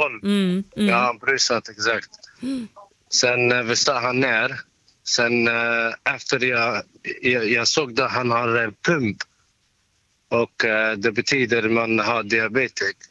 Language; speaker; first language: Swedish; non-native, learner; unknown